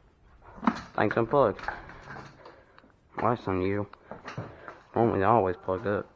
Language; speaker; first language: English; native; English